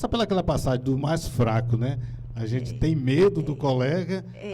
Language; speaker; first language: Portuguese; native; Portuguese